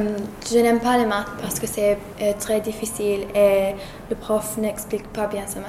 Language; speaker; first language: French; non-native, learner; English